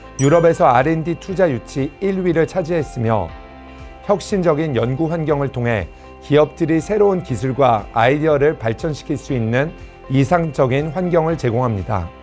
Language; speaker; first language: Korean; early bilingual, heritage; Korean